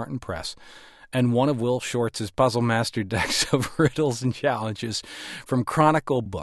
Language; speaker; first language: English; native; English